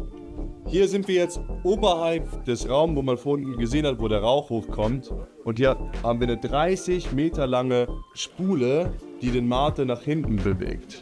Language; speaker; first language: German; native; German